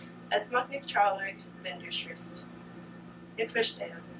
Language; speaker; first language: German; non-native, learner; English